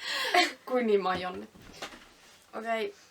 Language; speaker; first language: Finnish; native; Finnish